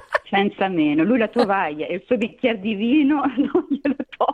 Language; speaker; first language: Italian; native; Italian